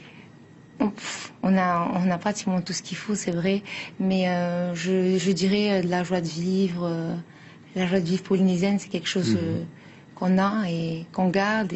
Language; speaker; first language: French; native; French